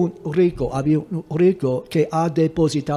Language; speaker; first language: Spanish; non-native, fluent; English